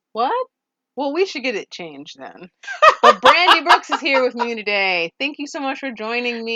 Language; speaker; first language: English; native; English